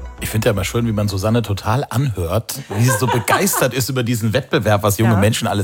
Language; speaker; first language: German; native; German